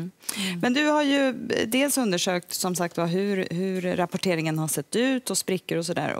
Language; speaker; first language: Swedish; native; Swedish